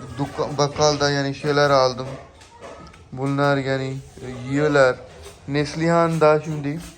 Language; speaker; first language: Turkish; non-native, learner; Urdu